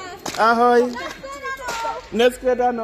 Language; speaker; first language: Czech; non-native, learner; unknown